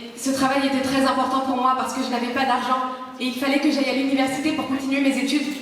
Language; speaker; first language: French; native; French